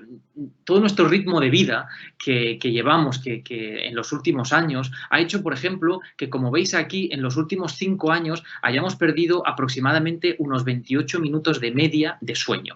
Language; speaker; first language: Spanish; native; Spanish